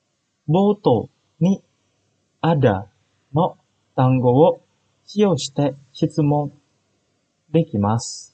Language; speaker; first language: Japanese; non-native, fluent; Indonesian